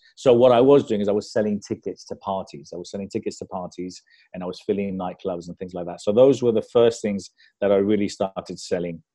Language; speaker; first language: English; early bilingual, other home language; Spanish